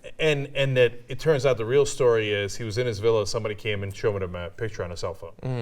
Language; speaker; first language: English; native; English